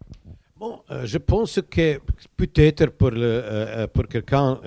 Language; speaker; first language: French; non-native, learner; Croatian